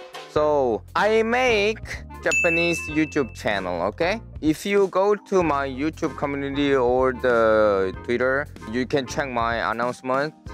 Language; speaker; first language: English; non-native, learner; Korean